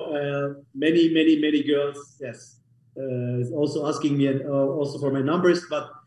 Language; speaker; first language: English; non-native, learner; German